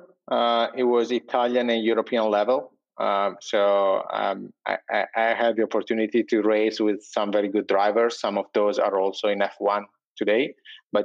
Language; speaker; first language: English; non-native, fluent; Italian